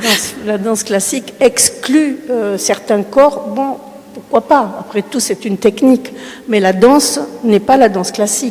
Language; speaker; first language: French; early bilingual, other home language; Spanish